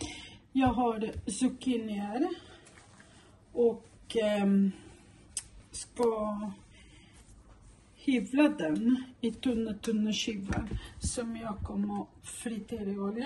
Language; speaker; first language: Swedish; non-native, fluent; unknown